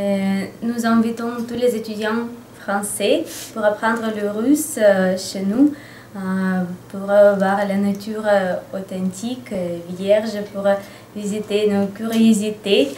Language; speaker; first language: French; non-native, fluent; Russian